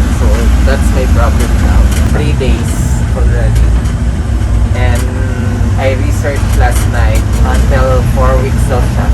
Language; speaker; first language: English; non-native, local second language; Filipino